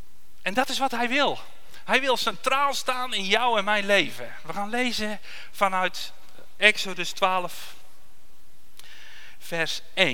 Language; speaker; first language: Dutch; native; Dutch